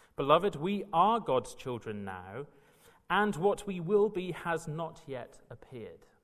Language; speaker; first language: English; native; English